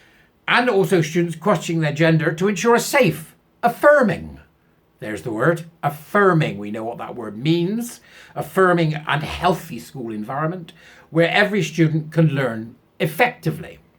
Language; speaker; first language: English; native; English